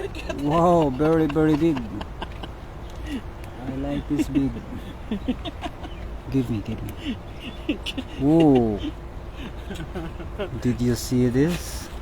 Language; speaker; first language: English; non-native, local second language; Filipino